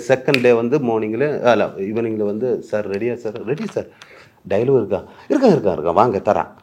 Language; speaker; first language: Tamil; non-native, learner; Malayalam